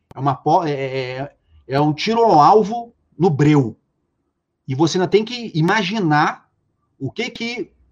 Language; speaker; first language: Portuguese; native; Portuguese